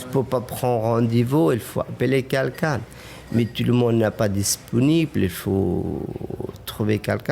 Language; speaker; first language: French; non-native, fluent; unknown